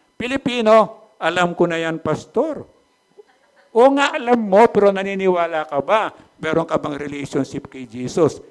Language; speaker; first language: Filipino; native; Filipino